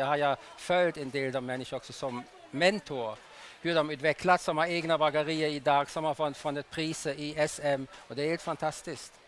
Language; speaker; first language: Swedish; non-native, fluent; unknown